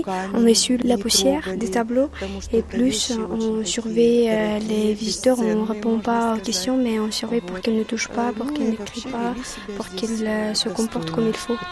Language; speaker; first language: French; non-native, fluent; Russian